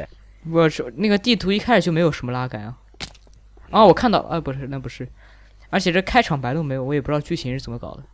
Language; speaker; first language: Chinese; native; Chinese